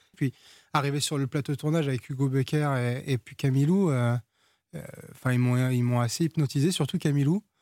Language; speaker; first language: French; early bilingual, other home language; Portuguese